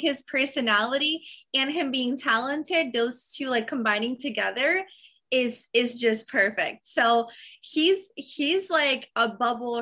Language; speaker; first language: English; non-native, fluent; Serbian